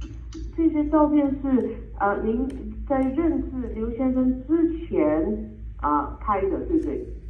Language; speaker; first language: Chinese; native; Chinese